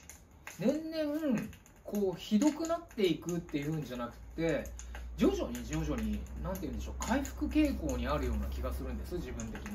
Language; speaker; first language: Japanese; native; Japanese